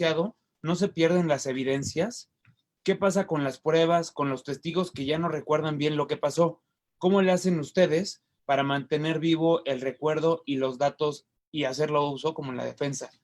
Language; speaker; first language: Spanish; native; Spanish